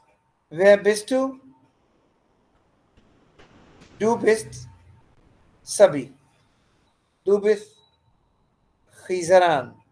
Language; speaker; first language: German; non-native, learner; Hindi